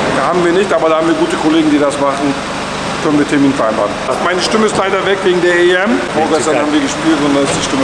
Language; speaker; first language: German; native; German